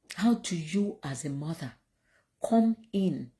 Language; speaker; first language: English; non-native, local second language; Yoruba